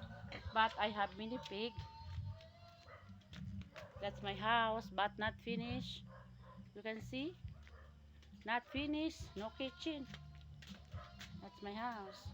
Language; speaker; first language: English; non-native, learner; Filipino